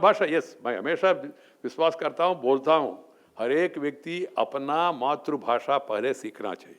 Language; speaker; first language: Hindi; non-native, local second language; Telugu